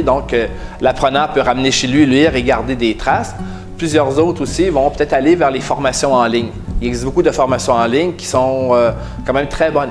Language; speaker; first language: French; native; French